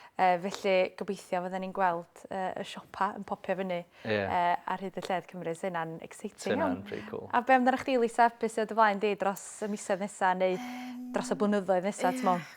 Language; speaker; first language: Welsh; native; Welsh